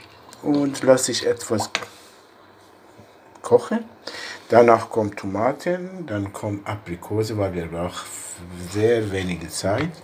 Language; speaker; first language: German; non-native, fluent; Persian